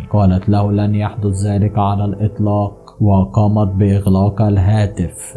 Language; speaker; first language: Arabic; native; Arabic